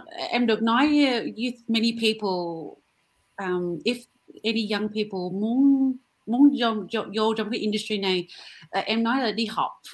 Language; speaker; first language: Vietnamese; early bilingual, heritage; Vietnamese